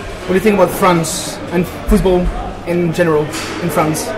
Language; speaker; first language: English; non-native, learner; French